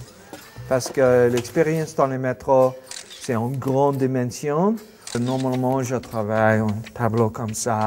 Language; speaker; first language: French; non-native, learner; English